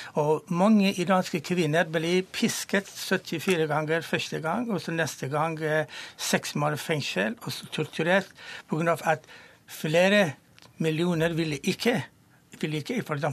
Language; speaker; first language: Norwegian; non-native, fluent; Persian